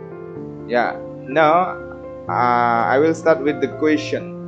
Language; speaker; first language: English; non-native, fluent; Indonesian